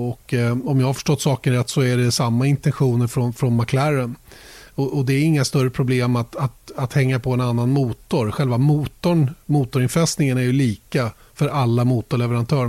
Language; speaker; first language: Swedish; native; Swedish